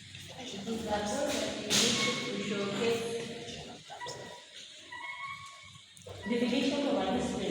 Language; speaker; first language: English; non-native, learner; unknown